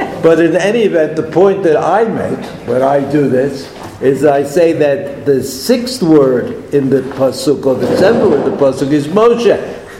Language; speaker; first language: English; native; English